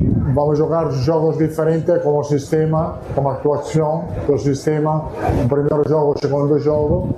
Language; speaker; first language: Portuguese; non-native, fluent; Italian